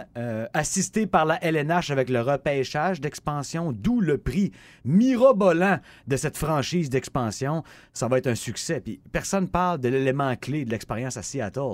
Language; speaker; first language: French; native; French